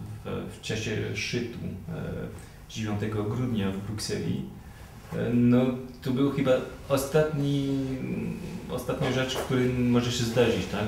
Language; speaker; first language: Polish; non-native, fluent; French